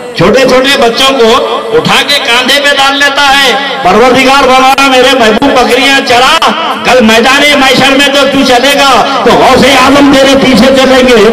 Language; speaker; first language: Hindi; non-native, local second language; Urdu